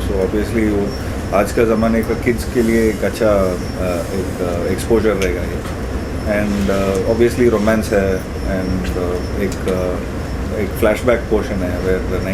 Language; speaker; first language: Hindi; non-native, local second language; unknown